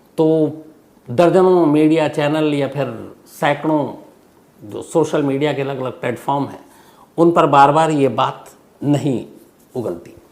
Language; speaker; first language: Hindi; native; Hindi